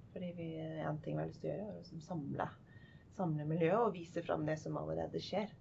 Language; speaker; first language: Norwegian; non-native, fluent; English